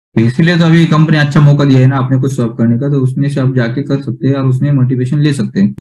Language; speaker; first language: Hindi; native; Hindi